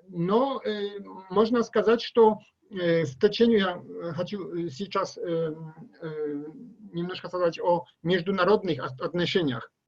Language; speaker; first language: Russian; non-native, learner; Polish